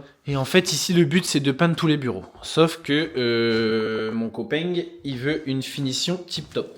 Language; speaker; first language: French; native; French